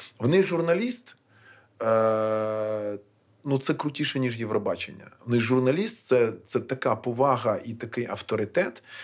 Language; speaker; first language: Ukrainian; non-native, local second language; Russian